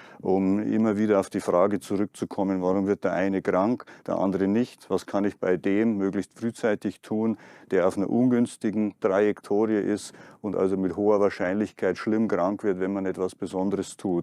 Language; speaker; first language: German; native; German